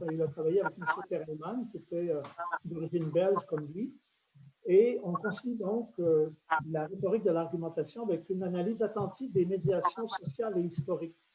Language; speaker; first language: French; native; French